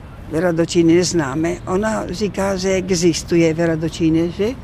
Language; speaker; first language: Czech; non-native, learner; Italian